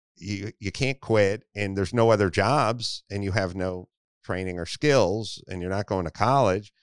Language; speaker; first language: English; native; English